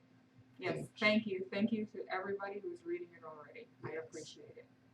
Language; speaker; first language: English; native; English